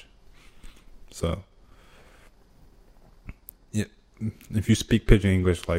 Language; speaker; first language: English; non-native, local second language; Igbo